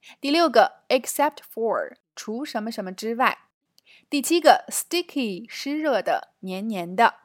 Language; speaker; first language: Chinese; native; Chinese